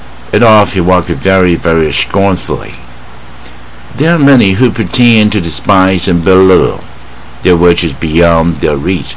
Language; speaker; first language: English; non-native, fluent; Chinese